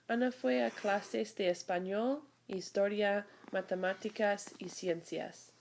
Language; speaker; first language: Spanish; non-native, fluent; English